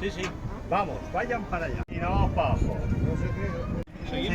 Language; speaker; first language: Spanish; native; Spanish